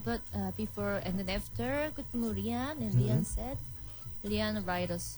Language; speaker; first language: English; non-native, learner; Korean